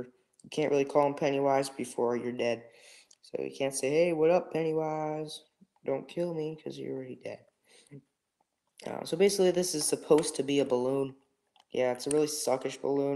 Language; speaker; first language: English; native; English